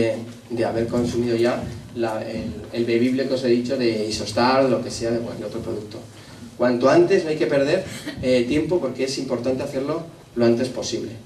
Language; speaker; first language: Spanish; native; Spanish